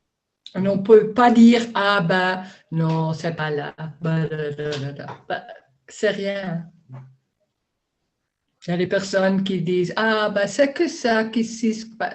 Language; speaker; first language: French; non-native, learner; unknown